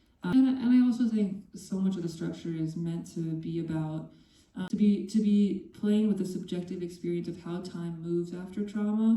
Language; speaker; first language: English; native; English